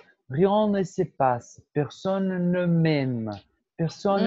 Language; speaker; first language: French; non-native, fluent; Portuguese